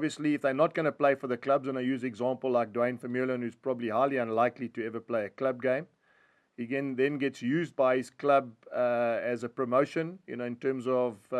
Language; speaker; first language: English; native; English